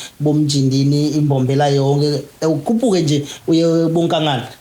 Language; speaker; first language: Zulu; non-native, local second language; Swati